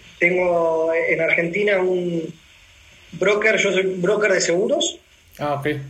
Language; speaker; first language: Spanish; native; Spanish